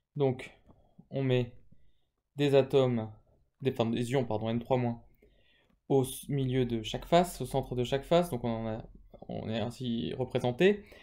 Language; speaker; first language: French; native; French